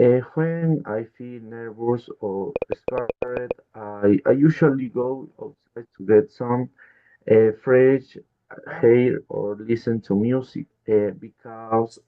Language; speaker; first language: English; non-native, learner; Spanish